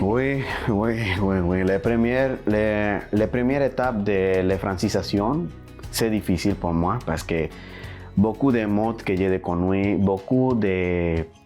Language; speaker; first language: French; non-native, learner; Spanish